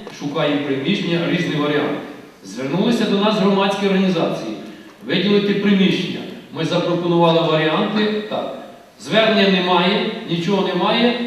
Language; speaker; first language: Ukrainian; native; Ukrainian